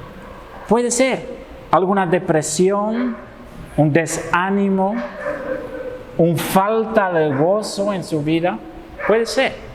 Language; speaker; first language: Spanish; non-native, fluent; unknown